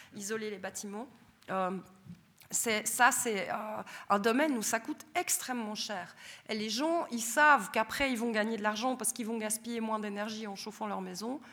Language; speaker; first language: French; native; French